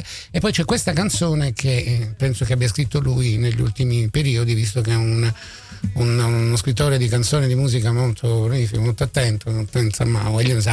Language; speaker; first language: Italian; native; Italian